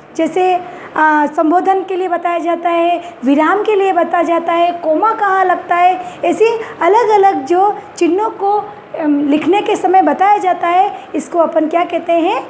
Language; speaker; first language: Hindi; native; Hindi